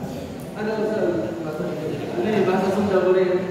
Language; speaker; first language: Indonesian; non-native, learner; Arabic